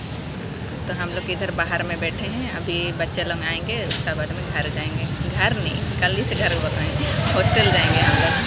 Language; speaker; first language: Hindi; non-native, local second language; Odia